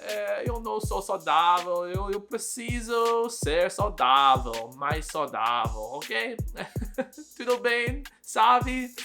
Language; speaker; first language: Portuguese; non-native, learner; English